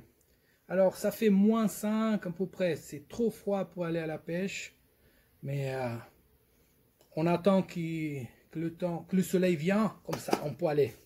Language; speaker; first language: French; non-native, fluent; Portuguese